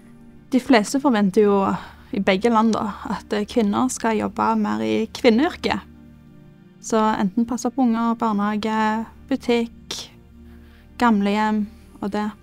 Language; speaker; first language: Norwegian; early bilingual, other home language; Bosnian